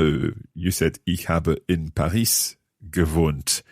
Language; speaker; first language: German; non-native, learner; English